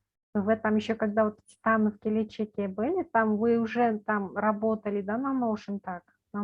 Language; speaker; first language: Russian; non-native, local second language; Kyrgyz